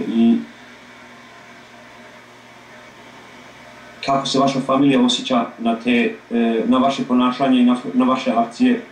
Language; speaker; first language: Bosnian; early bilingual, heritage; English